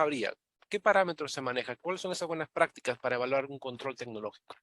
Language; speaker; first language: Spanish; native; Spanish